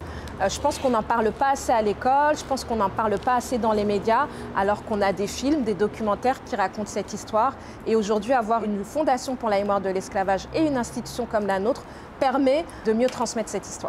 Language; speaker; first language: French; native; French